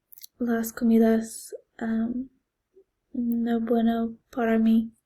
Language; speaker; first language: Spanish; non-native, learner; English